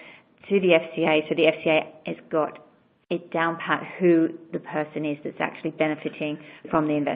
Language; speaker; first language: English; native; English